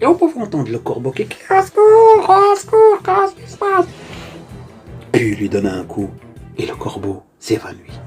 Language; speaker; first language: French; native; French